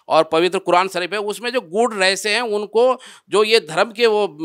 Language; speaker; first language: Hindi; native; Hindi